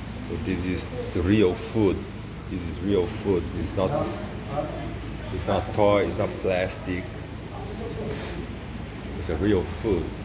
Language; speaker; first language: English; non-native, fluent; Portuguese